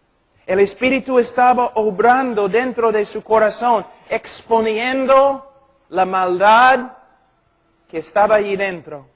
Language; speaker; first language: Spanish; non-native, fluent; English